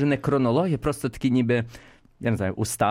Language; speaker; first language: Ukrainian; early bilingual, heritage; Ukrainian